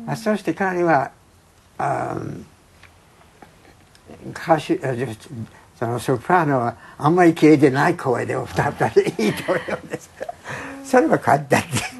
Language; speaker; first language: Japanese; non-native, fluent; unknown